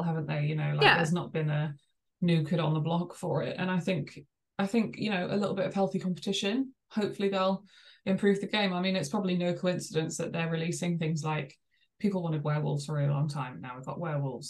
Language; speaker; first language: English; native; English